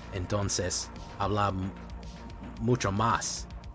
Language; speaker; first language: Spanish; non-native, learner; English